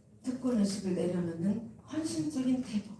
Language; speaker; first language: Korean; native; Korean